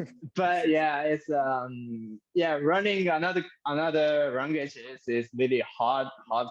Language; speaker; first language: English; non-native, learner; Japanese